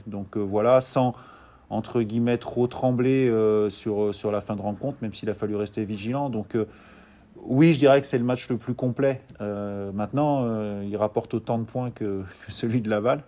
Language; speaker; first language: French; native; French